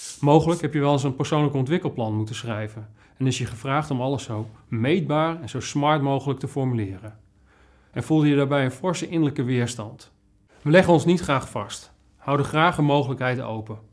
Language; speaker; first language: Dutch; native; Dutch